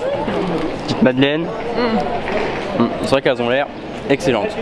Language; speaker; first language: French; native; French